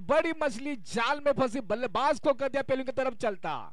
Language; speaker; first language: Hindi; non-native, local second language; Marathi